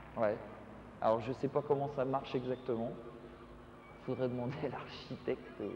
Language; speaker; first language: French; native; French